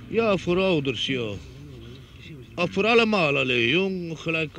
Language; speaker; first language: Dutch; non-native, local second language; Romany